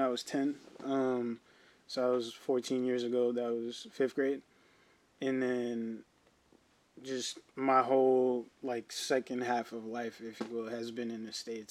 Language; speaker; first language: English; early bilingual, other home language; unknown